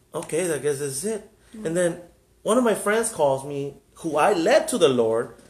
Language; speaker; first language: English; early bilingual, other home language; Spanish